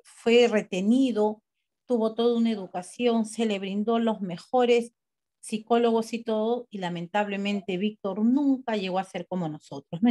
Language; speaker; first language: Spanish; native; Spanish